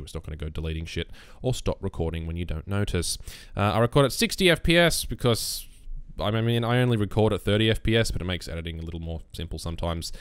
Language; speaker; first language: English; native; English